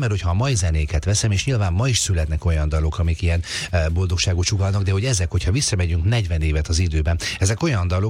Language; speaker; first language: Hungarian; native; Hungarian